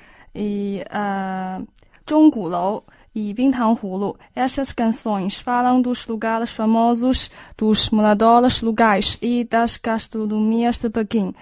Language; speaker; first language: Portuguese; non-native, learner; Chinese